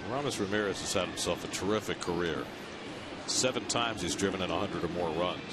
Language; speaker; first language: English; native; English